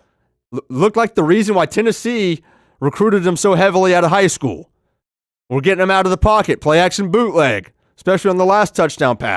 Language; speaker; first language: English; native; English